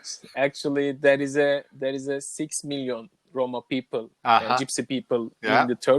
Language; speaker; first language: English; non-native, learner; Turkish